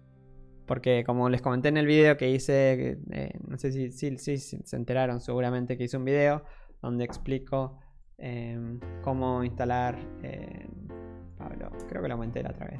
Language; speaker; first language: Spanish; native; Spanish